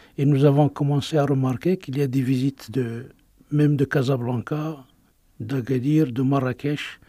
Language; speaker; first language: French; non-native, local second language; Arabic